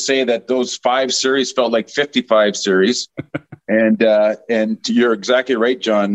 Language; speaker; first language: English; native; English